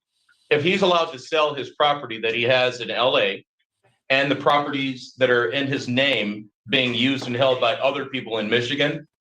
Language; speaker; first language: English; native; English